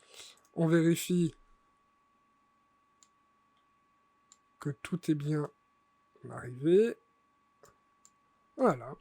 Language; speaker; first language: French; native; French